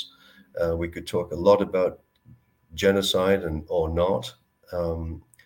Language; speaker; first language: English; native; English